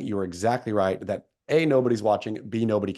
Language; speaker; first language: English; native; English